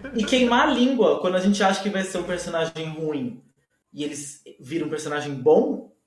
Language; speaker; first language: Portuguese; native; Portuguese